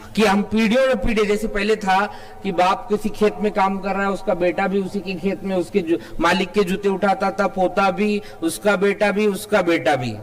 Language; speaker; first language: Hindi; non-native, local second language; Marathi